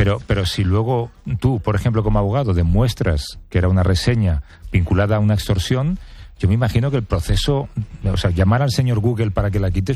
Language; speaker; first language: Spanish; native; Spanish